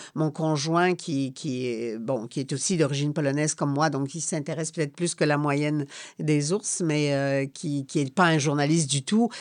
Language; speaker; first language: French; non-native, fluent; Polish